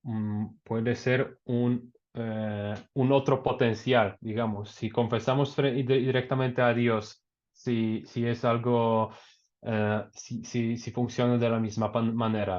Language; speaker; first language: Spanish; non-native, fluent; Polish